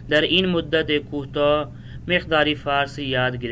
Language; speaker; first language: Persian; non-native, fluent; Urdu